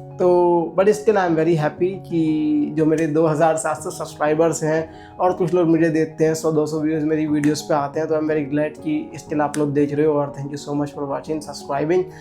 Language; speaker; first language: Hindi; native; Hindi